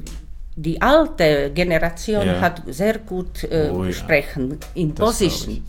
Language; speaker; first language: German; non-native, learner; Czech